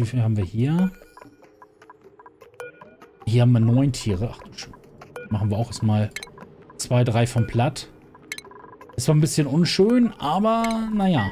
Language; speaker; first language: German; native; German